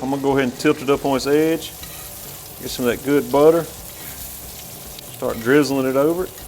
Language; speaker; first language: English; native; English